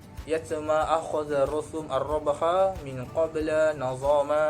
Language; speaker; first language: Arabic; non-native, learner; Malay